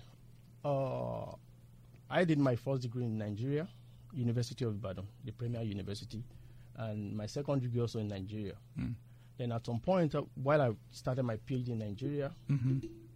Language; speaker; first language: English; non-native, local second language; Yoruba